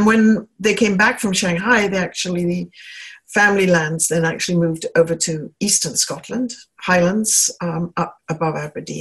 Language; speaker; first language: English; native; English